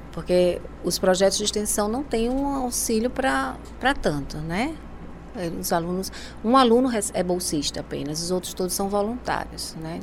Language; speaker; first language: Portuguese; native; Portuguese